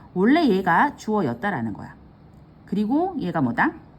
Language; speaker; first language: Korean; native; Korean